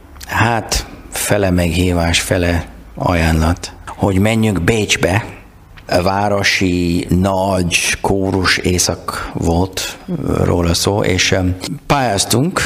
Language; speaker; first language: Hungarian; non-native, learner; English